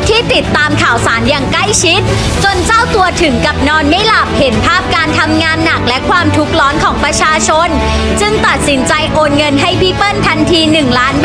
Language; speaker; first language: Thai; native; Thai